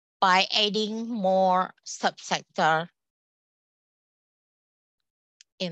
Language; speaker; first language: English; non-native, local second language; Indonesian